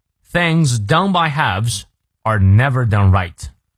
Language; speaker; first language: English; non-native, fluent; Chinese